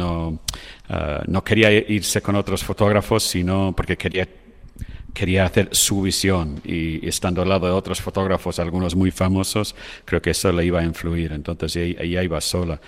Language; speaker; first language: Spanish; non-native, fluent; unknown